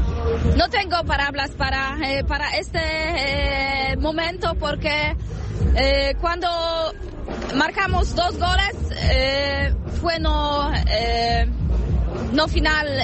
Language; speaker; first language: Spanish; non-native, learner; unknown